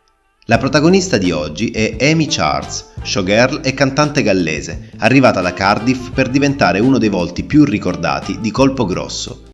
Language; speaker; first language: Italian; native; Italian